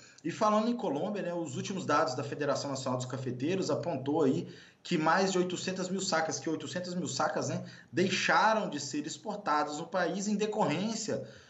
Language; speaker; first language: Portuguese; native; Portuguese